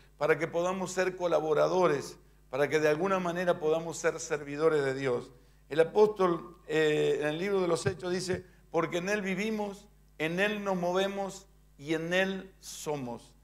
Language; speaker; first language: Spanish; native; Spanish